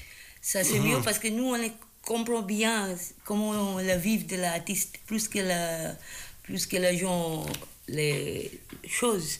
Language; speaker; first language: French; non-native, learner; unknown